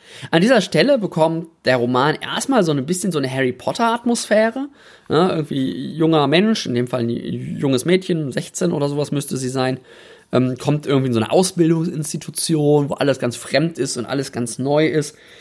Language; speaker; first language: German; native; German